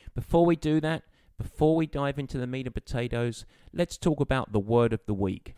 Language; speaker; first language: English; native; English